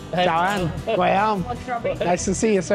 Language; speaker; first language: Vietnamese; non-native, learner; English